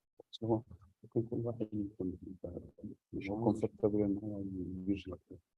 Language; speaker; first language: Arabic; native; Arabic